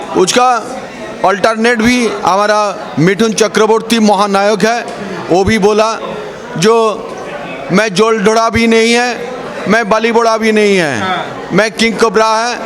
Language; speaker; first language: Hindi; non-native, local second language; Bangla